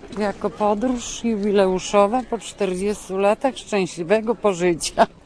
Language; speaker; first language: Polish; native; Polish